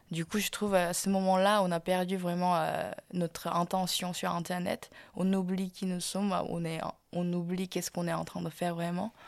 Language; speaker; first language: French; non-native, fluent; Korean